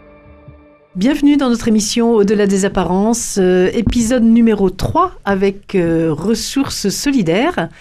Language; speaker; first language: French; native; French